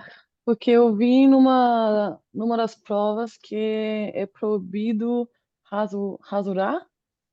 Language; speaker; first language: Portuguese; non-native, fluent; German